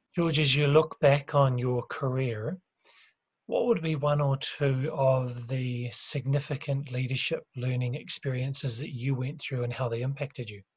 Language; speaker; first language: English; native; English